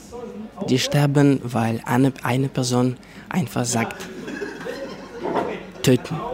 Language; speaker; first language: German; non-native, fluent; Russian